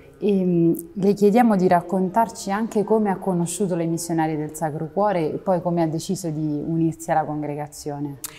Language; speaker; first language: Italian; native; Italian